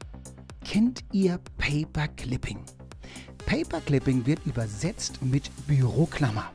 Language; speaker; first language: German; native; German